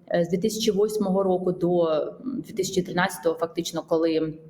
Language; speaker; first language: Ukrainian; non-native, fluent; Georgian